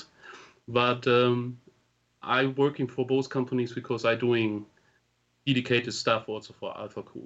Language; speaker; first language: English; non-native, fluent; German